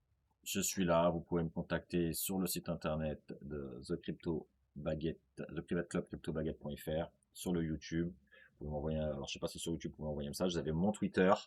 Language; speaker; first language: French; native; French